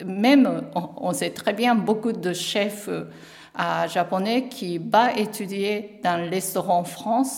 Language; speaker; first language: French; non-native, learner; Japanese